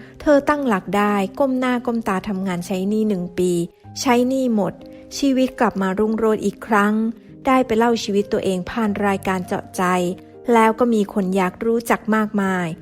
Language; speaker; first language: Thai; native; Thai